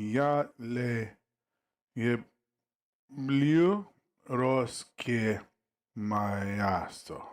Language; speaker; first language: Russian; non-native, learner; English